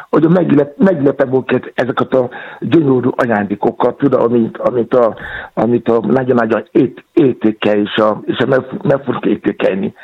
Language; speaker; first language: Hungarian; non-native, fluent; Yoruba